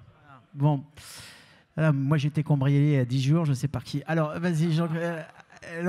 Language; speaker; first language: French; native; French